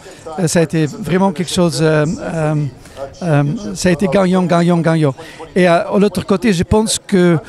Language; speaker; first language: French; non-native, fluent; Riffian